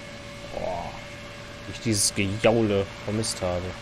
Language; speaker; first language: German; native; German